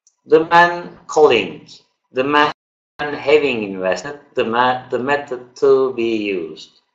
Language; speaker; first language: English; non-native, fluent; Turkish